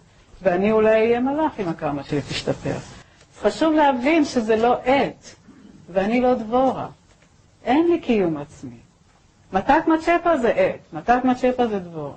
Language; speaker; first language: Hebrew; native; Hebrew